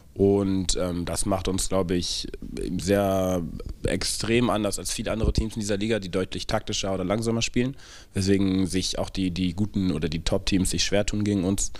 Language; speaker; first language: German; native; German